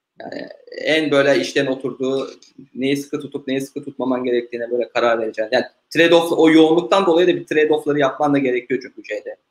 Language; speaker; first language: Turkish; native; Turkish